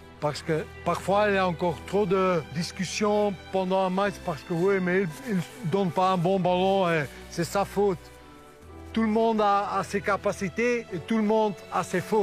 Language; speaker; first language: French; non-native, local second language; Dutch